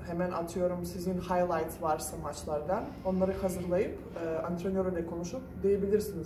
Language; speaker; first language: Turkish; non-native, fluent; Russian